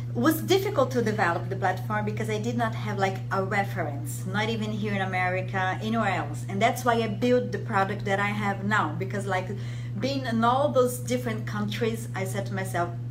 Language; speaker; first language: English; non-native, fluent; Portuguese